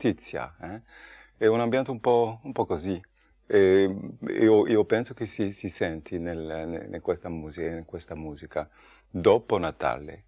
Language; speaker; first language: Italian; non-native, fluent; French